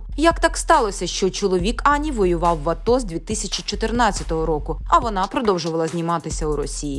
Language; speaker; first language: Ukrainian; native; Ukrainian